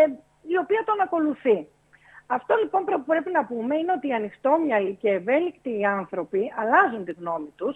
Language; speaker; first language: Greek; native; Greek